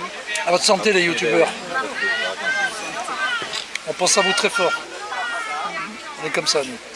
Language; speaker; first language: French; native; French